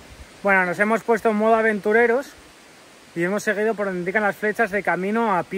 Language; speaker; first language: Spanish; native; Spanish